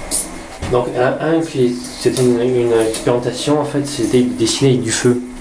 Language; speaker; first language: French; native; French